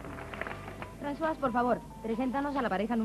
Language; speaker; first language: Spanish; native; Spanish